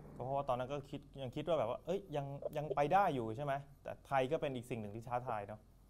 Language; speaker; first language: Thai; native; Thai